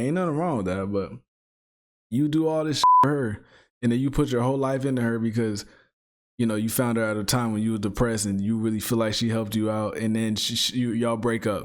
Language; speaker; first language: English; native; English